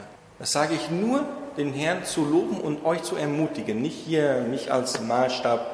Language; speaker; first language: German; non-native, fluent; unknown